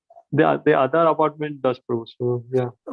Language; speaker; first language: English; non-native, local second language; Hindi